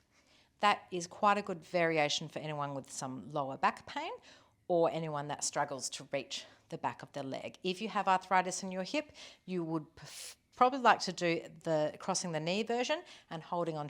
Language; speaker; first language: English; native; English